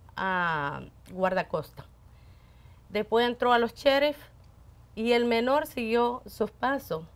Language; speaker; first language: Spanish; native; Spanish